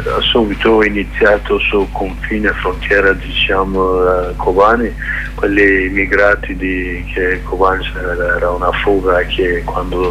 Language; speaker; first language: Italian; non-native, learner; Kurdish